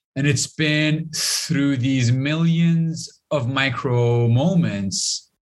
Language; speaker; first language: English; non-native, fluent; Arabic